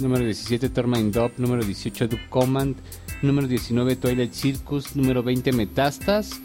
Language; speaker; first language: Spanish; native; Spanish